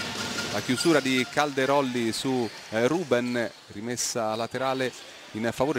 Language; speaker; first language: Italian; native; Italian